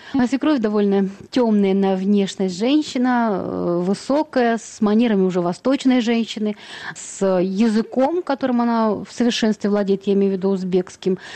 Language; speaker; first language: Russian; native; Russian